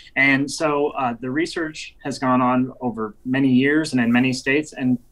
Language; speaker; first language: English; native; English